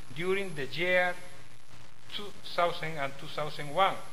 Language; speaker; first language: English; non-native, learner; Spanish